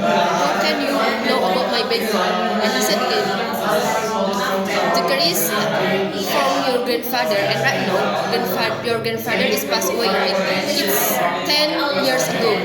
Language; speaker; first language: English; non-native, learner; Indonesian